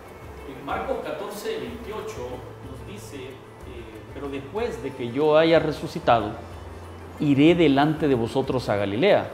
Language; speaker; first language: Spanish; native; Spanish